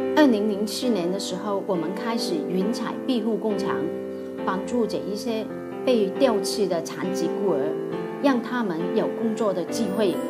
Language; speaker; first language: Chinese; non-native, local second language; Cantonese